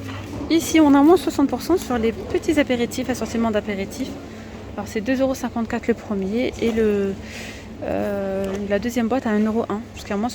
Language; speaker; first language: French; native; French